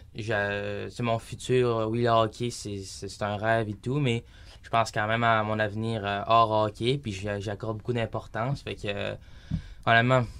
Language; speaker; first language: French; native; French